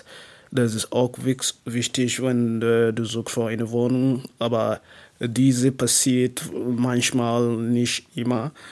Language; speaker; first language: German; non-native, learner; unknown